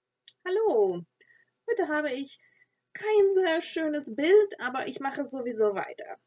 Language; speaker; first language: German; non-native, fluent; English